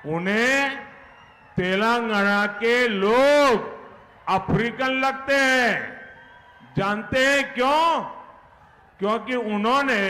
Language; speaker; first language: Hindi; non-native, local second language; Gujarati